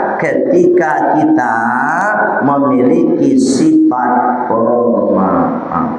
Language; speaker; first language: Malay; non-native, local second language; Minangkabau